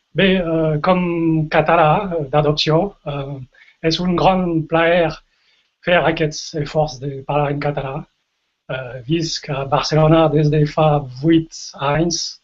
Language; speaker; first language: Catalan; non-native, fluent; French